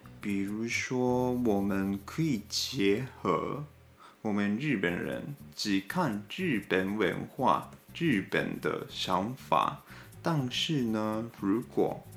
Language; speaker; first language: Chinese; non-native, fluent; Japanese